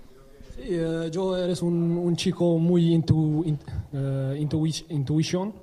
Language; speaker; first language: Spanish; non-native, learner; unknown